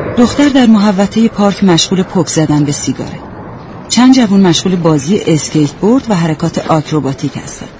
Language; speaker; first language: Persian; native; Persian